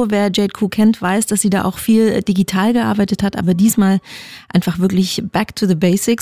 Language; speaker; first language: German; native; German